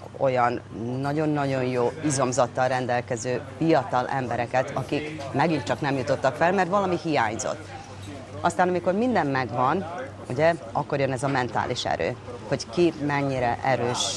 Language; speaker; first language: Hungarian; native; Hungarian